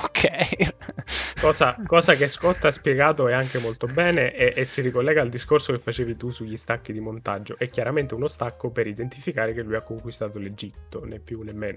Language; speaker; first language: Italian; native; Italian